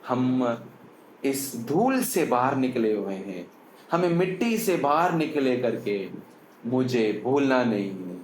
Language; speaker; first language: Hindi; non-native, local second language; Tamil